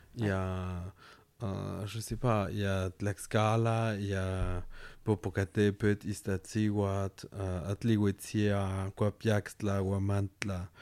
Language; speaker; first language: French; non-native, fluent; Spanish